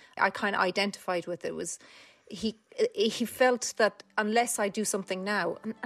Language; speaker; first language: English; native; English